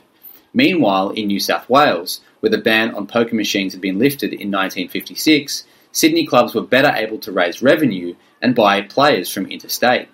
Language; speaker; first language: English; native; English